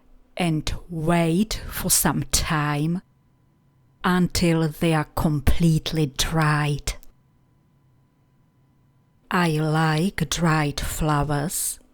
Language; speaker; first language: English; non-native, fluent; Czech